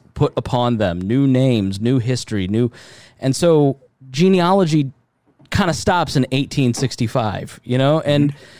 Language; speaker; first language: English; early bilingual, other home language; German